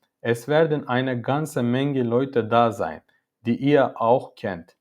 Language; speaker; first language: German; non-native, learner; Turkish